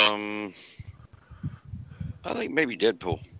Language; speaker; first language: English; native; English